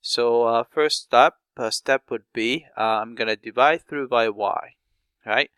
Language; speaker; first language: English; non-native, fluent; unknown